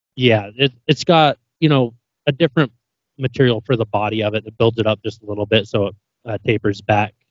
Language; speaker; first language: English; native; English